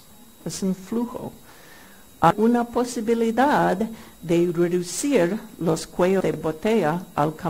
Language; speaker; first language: Spanish; non-native, fluent; English